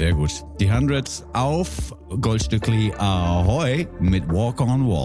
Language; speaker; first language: German; native; German